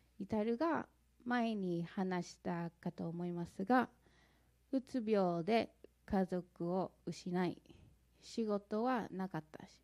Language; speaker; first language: Japanese; non-native, fluent; English